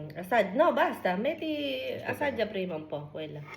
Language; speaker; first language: Italian; non-native, learner; Filipino